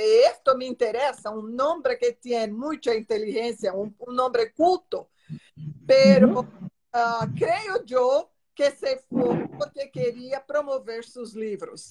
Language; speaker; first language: Spanish; non-native, learner; Portuguese